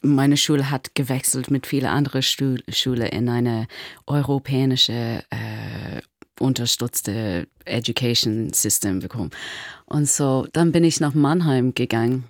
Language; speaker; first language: German; non-native, learner; English